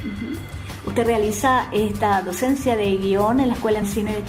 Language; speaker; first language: Spanish; native; Spanish